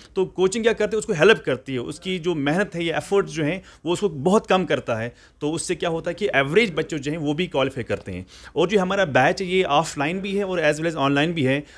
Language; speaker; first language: Hindi; non-native, local second language; Kashmiri